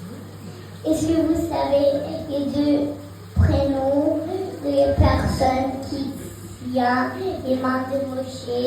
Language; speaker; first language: French; early bilingual, heritage; French